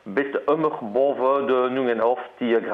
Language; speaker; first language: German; non-native, learner; Dutch